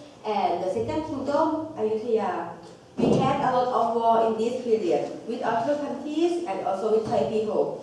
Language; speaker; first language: English; non-native, local second language; Thai